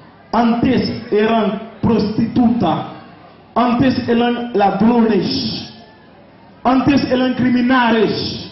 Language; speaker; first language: Spanish; non-native, fluent; Haitian Creole